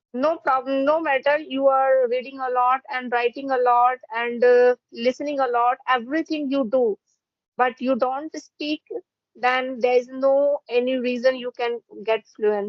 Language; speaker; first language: English; non-native, fluent; Hindi